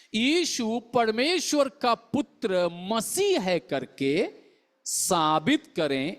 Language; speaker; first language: Hindi; non-native, local second language; Malayalam